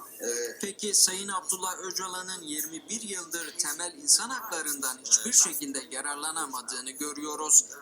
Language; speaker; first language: Turkish; native; Turkish